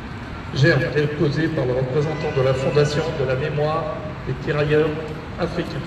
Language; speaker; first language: French; native; French